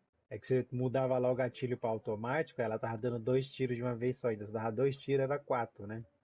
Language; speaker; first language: Portuguese; native; Portuguese